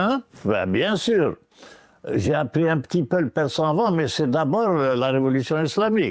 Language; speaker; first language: French; non-native, local second language; Arabic